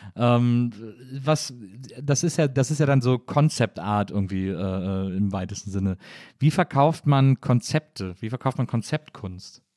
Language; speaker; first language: German; native; German